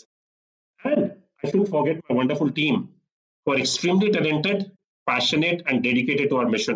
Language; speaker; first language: English; non-native, local second language; Punjabi